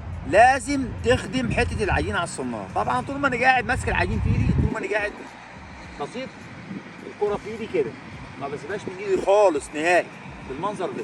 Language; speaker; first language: Arabic; native; Arabic